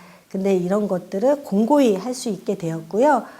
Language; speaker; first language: Korean; native; Korean